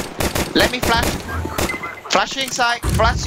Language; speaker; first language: English; non-native, learner; Indonesian